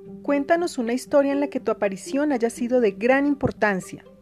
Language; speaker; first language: Spanish; native; Spanish